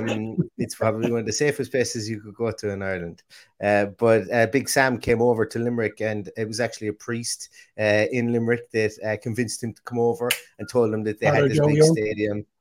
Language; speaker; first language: English; native; English